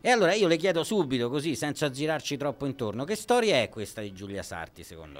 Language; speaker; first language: Italian; native; Italian